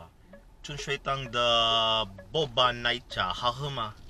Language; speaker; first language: Chinese; non-native, learner; Filipino